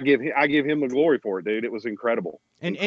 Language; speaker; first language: English; native; English